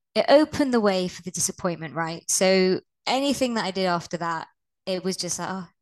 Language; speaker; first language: English; native; English